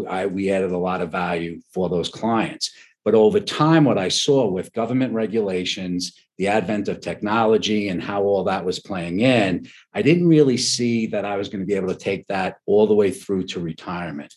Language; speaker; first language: English; native; English